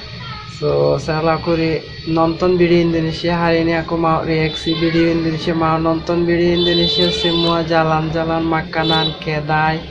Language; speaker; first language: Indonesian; non-native, learner; Bangla